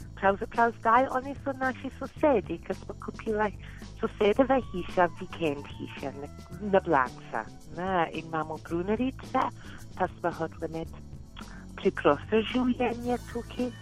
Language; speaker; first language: Slovenian; non-native, learner; English